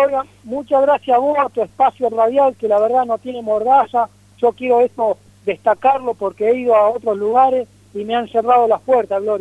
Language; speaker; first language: Spanish; native; Spanish